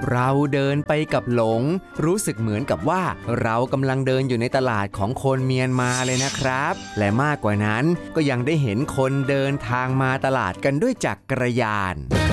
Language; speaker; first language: Thai; native; Thai